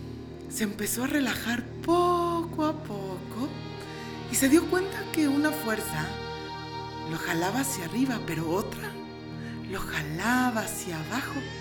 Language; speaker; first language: Spanish; native; Spanish